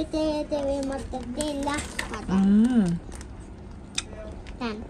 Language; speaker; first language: Swedish; early bilingual, other home language; Mongolian